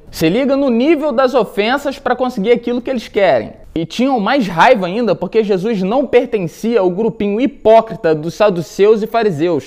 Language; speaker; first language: Portuguese; native; Portuguese